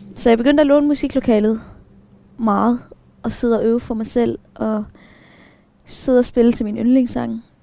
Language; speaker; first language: Danish; early bilingual, other home language; Arabic